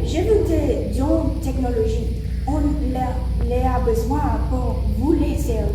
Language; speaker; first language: French; non-native, learner; English